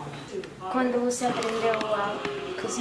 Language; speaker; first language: Portuguese; non-native, learner; Spanish